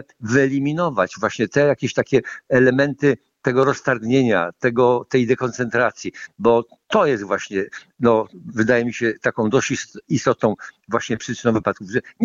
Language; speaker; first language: Polish; native; Polish